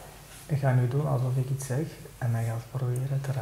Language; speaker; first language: Dutch; early bilingual, other home language; Turkish